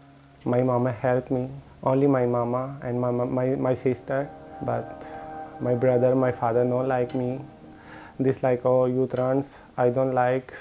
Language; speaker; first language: English; non-native, learner; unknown